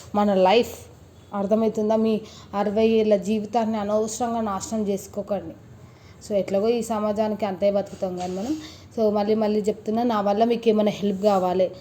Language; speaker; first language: Telugu; native; Telugu